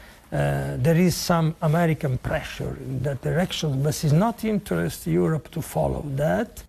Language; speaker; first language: English; non-native, fluent; Italian